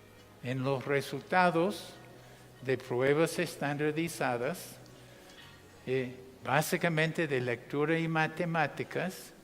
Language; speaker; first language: Spanish; non-native, fluent; English